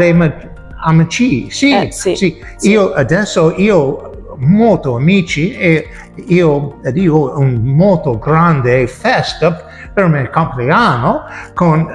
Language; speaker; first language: Italian; non-native, learner; English